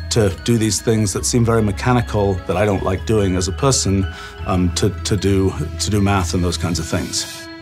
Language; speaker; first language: English; native; English